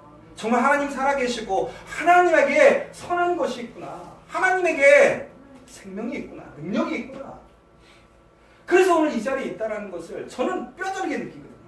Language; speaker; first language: Korean; native; Korean